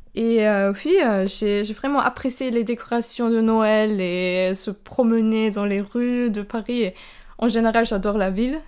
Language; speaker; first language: French; non-native, fluent; German